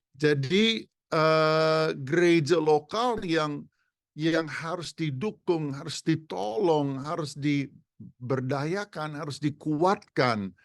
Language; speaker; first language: Indonesian; non-native, fluent; English